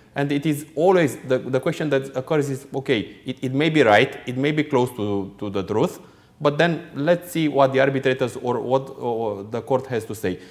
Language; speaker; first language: English; non-native, fluent; Romanian